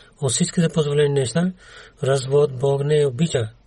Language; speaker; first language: Bulgarian; non-native, learner; Urdu